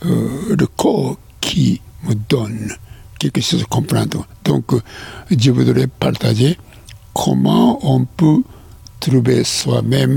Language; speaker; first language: French; non-native, learner; Japanese